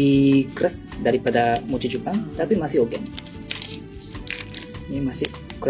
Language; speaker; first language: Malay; non-native, learner; Japanese